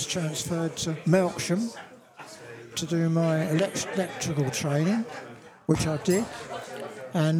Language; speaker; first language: English; native; English